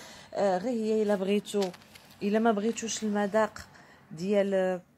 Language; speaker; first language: Arabic; native; Arabic